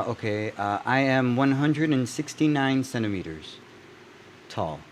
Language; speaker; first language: English; native; English